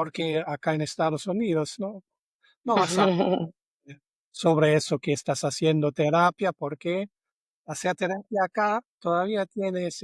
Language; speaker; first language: Spanish; non-native, fluent; German